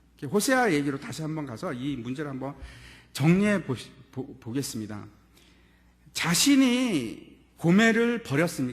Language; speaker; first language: Korean; native; Korean